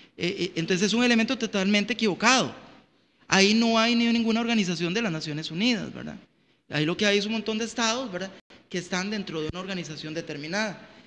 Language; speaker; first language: Spanish; native; Spanish